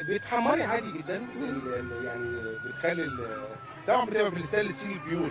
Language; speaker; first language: Arabic; native; Arabic